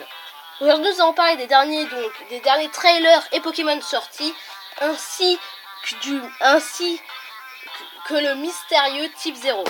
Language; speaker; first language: French; native; French